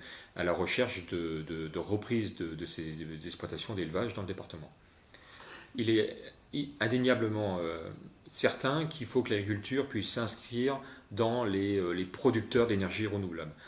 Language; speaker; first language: French; native; French